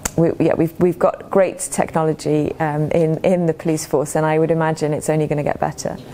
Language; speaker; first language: English; native; English